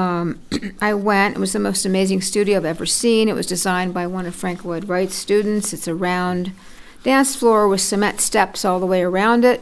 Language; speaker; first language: English; native; English